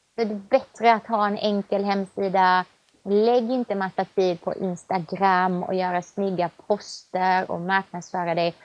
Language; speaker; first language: Swedish; native; Swedish